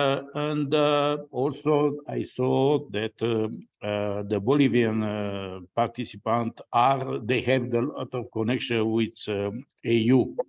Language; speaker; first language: English; non-native, fluent; Romanian